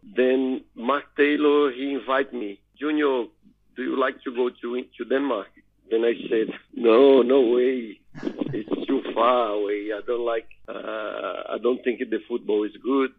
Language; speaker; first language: English; non-native, learner; Portuguese